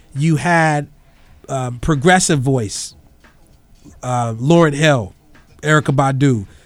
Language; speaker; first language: English; native; English